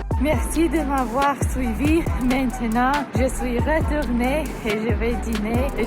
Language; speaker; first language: French; non-native, learner; English